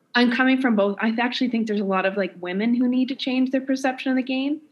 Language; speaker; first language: English; native; English